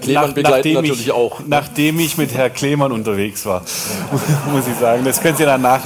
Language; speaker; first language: German; native; German